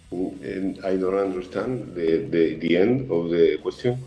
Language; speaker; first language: English; non-native, learner; Spanish